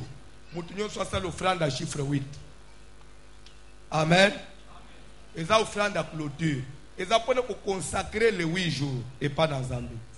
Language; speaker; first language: French; non-native, local second language; Lingala